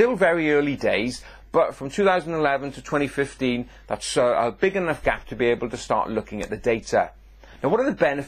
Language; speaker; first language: English; native; English